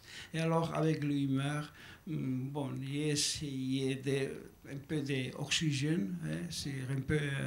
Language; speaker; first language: French; non-native, learner; Basque